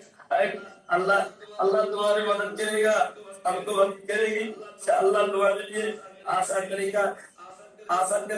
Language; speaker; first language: Hindi; non-native, learner; Rohingya